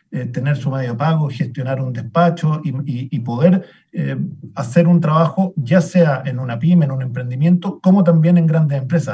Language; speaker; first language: Spanish; native; Spanish